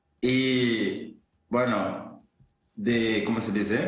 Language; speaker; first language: Spanish; non-native, fluent; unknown